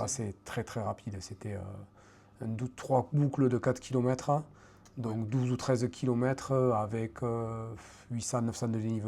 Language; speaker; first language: French; native; French